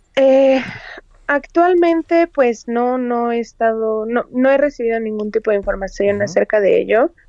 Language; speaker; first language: Spanish; native; Spanish